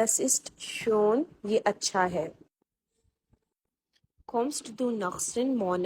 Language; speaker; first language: German; non-native, fluent; Urdu